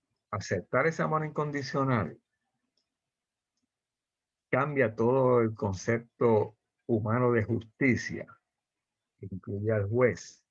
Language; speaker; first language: Spanish; native; Spanish